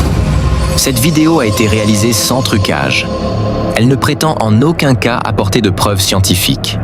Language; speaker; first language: French; native; French